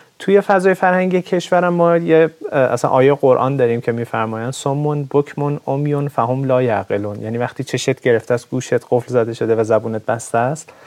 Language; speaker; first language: Persian; native; Persian